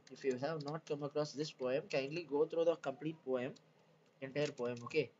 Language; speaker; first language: English; non-native, local second language; Tamil